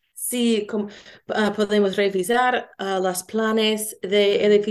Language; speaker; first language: Spanish; non-native, learner; English